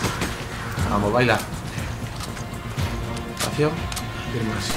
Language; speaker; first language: Spanish; native; Spanish